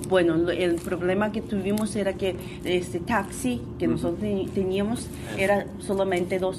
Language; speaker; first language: Spanish; non-native, fluent; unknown